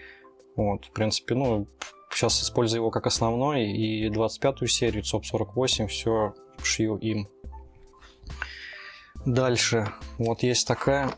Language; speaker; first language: Russian; native; Russian